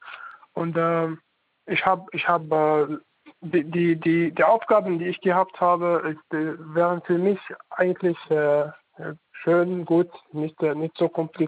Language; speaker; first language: German; non-native, learner; Arabic